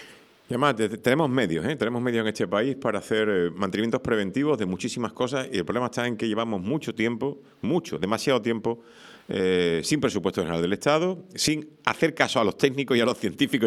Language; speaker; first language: Spanish; native; Spanish